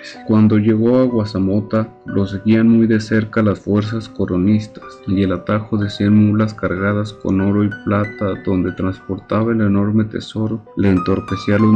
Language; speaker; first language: Spanish; native; Spanish